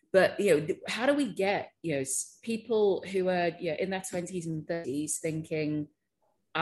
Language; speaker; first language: English; native; English